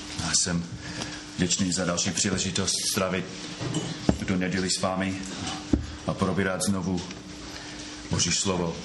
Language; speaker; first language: Czech; non-native, fluent; English